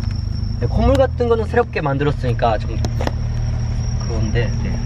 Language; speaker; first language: Korean; non-native, fluent; Japanese